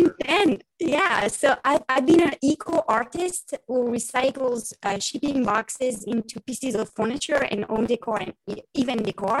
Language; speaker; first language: English; non-native, fluent; French